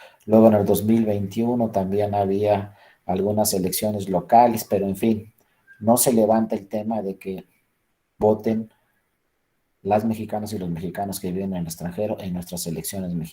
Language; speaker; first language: Spanish; native; Spanish